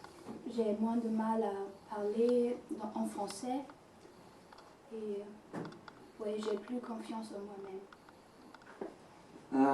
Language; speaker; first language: French; non-native, fluent; German